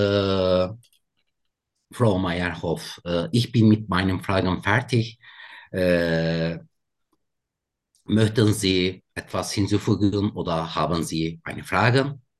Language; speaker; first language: German; non-native, learner; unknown